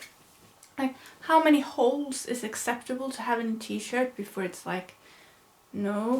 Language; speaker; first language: English; non-native, fluent; Swedish